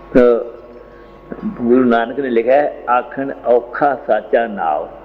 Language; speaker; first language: Hindi; non-native, local second language; Punjabi